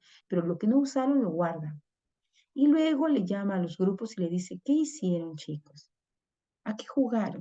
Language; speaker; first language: Spanish; native; Spanish